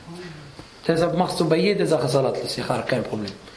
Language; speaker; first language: German; non-native, fluent; Arabic